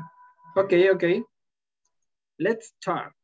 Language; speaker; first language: English; non-native, learner; Spanish